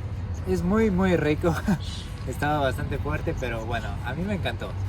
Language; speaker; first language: Spanish; native; Spanish